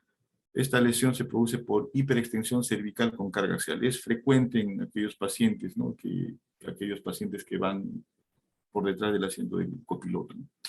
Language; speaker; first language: Spanish; native; Spanish